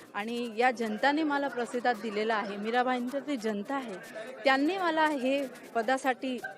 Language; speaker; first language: Marathi; non-native, local second language; Gujarati